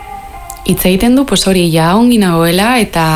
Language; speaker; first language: Basque; non-native, local second language; Spanish